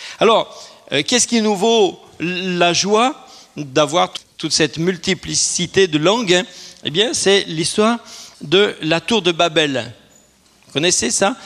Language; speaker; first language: French; native; French